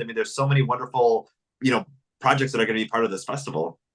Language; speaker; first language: English; native; English